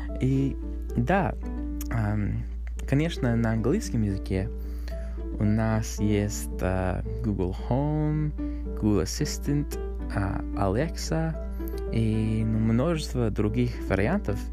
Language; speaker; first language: Russian; non-native, learner; English